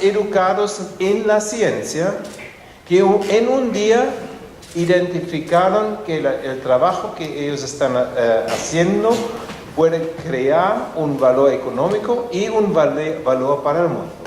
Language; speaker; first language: Spanish; non-native, fluent; German